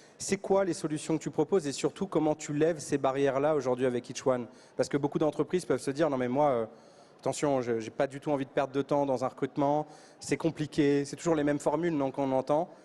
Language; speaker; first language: French; native; French